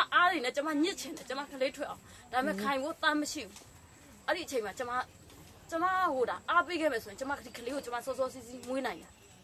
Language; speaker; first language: Burmese; native; Burmese